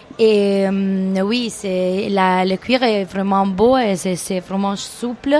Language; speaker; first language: French; non-native, fluent; Italian